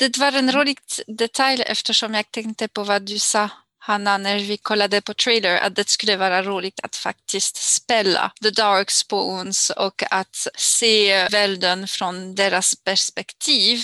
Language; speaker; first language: Swedish; non-native, fluent; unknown